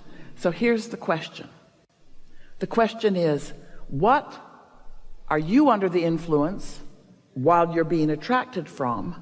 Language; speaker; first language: English; native; English